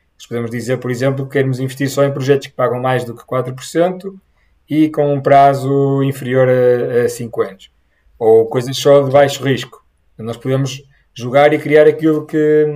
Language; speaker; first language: Portuguese; native; Portuguese